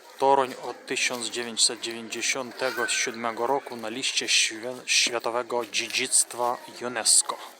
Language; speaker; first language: Polish; non-native, fluent; Russian